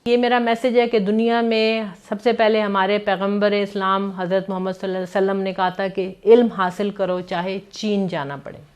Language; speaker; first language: Urdu; native; Urdu